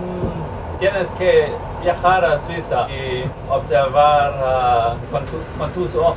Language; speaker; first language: Spanish; non-native, fluent; Polish